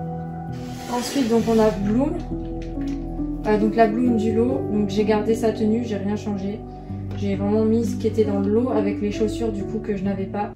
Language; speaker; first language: French; native; French